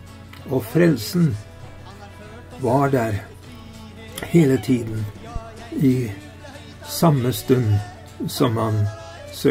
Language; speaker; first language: Norwegian; native; Norwegian